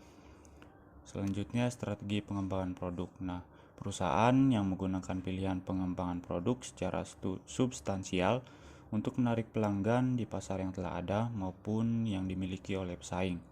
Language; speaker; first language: Indonesian; native; Indonesian